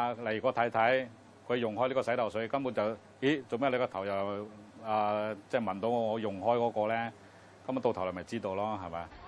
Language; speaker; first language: Cantonese; native; Cantonese